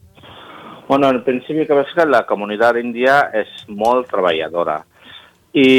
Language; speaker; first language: Catalan; non-native, learner; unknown